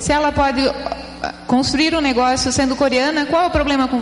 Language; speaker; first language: Portuguese; native; Portuguese